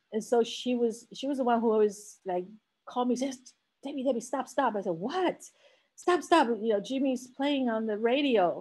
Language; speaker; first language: English; non-native, fluent; Chinese